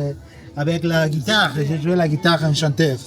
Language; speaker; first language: French; non-native, learner; Spanish